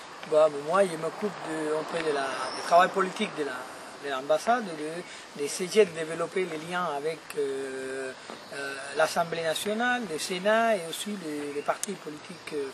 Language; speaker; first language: French; non-native, fluent; Spanish